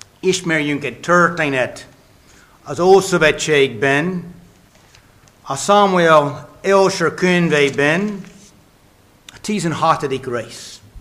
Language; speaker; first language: Hungarian; non-native, fluent; English